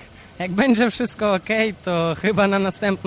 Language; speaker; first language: Polish; non-native, learner; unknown